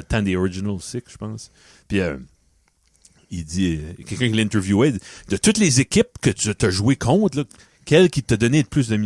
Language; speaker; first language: French; native; French